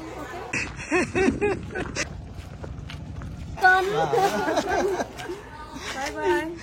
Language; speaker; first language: English; non-native, learner; Turkmen